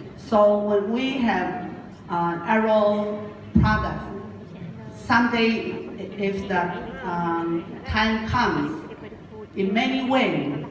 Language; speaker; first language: English; non-native, learner; Japanese